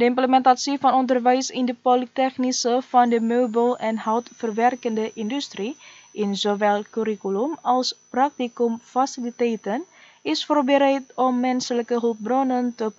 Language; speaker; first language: Dutch; non-native, fluent; Indonesian